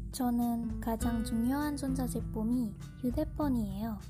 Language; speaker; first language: Korean; non-native, learner; Indonesian